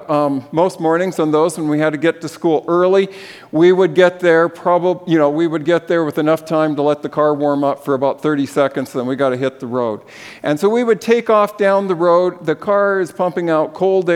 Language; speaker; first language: English; native; English